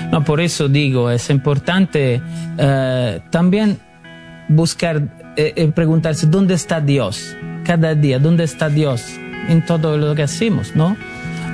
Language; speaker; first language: Spanish; non-native, learner; Italian